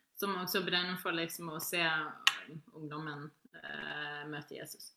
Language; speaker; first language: Norwegian; non-native, fluent; Faroese